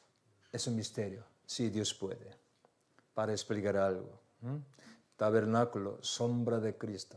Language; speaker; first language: Spanish; non-native, learner; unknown